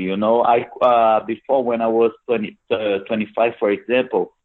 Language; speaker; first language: English; non-native, fluent; Portuguese